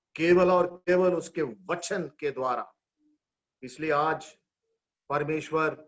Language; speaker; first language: Hindi; non-native, local second language; Marathi